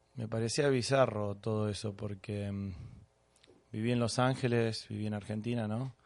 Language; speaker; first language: Spanish; native; Spanish